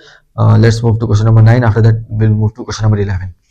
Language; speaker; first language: English; non-native, local second language; Hindi